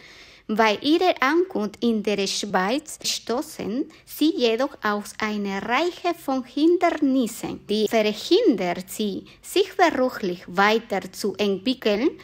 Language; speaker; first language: German; non-native, fluent; Spanish